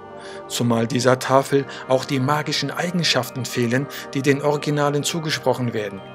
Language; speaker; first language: German; native; German